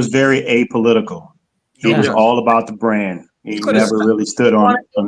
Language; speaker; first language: English; native; English